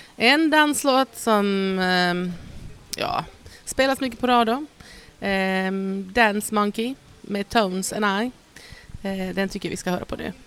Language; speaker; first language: Swedish; native; Swedish